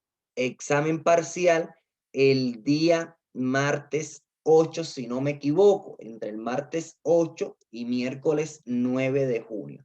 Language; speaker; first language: Spanish; native; Spanish